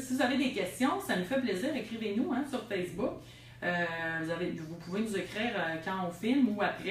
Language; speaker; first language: French; native; French